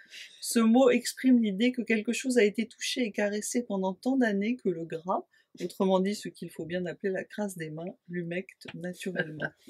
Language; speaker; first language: French; native; French